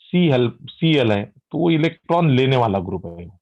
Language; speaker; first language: Hindi; non-native, local second language; Marathi